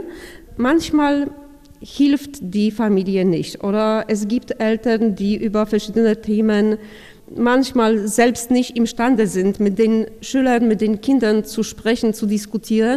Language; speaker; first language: German; non-native, fluent; Polish